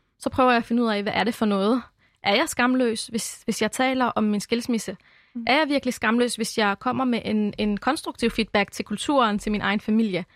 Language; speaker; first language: Danish; early bilingual, other home language; Arabic